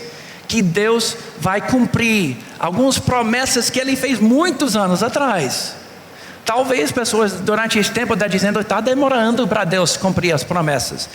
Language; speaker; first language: Portuguese; non-native, fluent; English